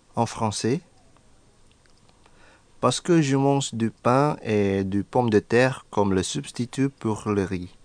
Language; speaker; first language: French; non-native, fluent; Indonesian